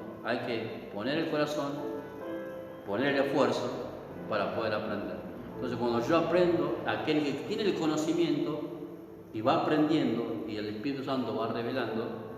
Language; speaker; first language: Spanish; native; Spanish